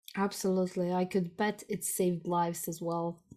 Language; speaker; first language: English; non-native, fluent; Croatian